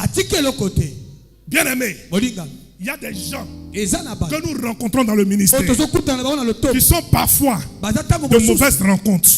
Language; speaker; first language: French; native; French